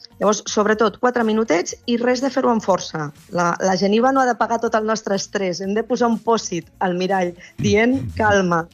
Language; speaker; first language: Catalan; native; Catalan